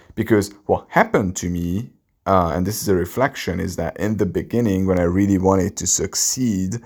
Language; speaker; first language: English; non-native, fluent; Hungarian